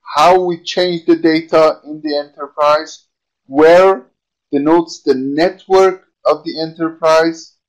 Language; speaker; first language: English; non-native, fluent; Persian